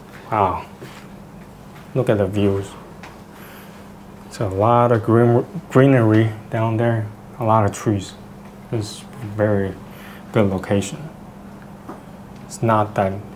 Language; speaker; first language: English; non-native, fluent; Chinese